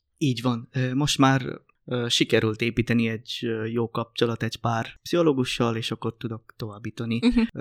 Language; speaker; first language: Hungarian; non-native, fluent; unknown